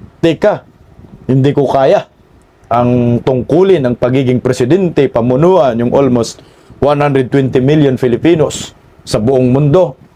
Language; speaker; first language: Filipino; non-native, local second language; Cebuano